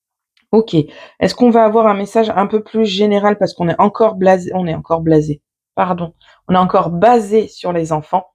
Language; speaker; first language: French; native; French